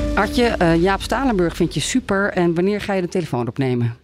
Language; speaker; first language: Dutch; native; Dutch